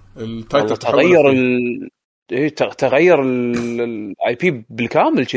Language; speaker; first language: Arabic; native; Arabic